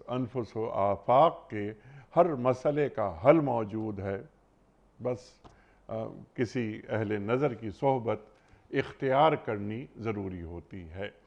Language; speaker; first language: Urdu; native; Urdu